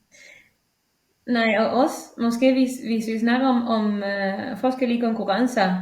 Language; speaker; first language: Danish; non-native, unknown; Spanish